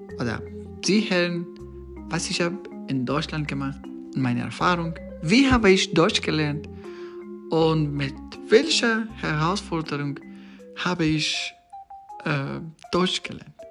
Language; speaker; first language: German; non-native, learner; Persian